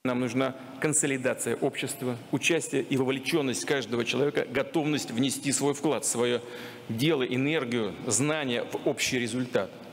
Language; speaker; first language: Russian; native; Russian